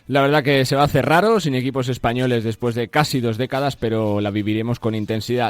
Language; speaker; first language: Spanish; native; Spanish